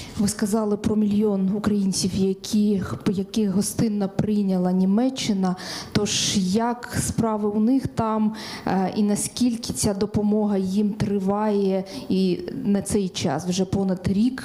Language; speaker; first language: Ukrainian; native; Ukrainian